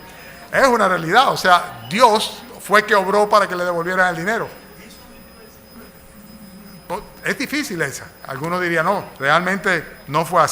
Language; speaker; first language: Spanish; native; Spanish